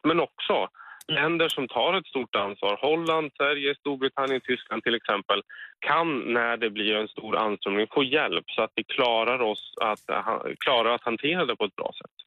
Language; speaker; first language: Swedish; native; Swedish